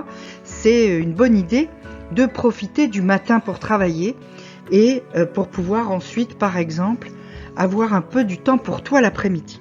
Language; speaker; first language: French; native; French